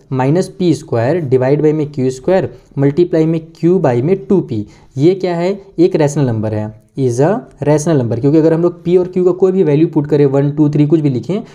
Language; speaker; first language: Hindi; native; Hindi